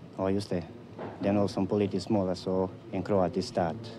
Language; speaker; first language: Swedish; non-native, fluent; Croatian